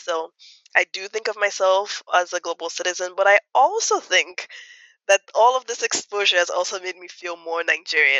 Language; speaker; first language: English; non-native, local second language; Yoruba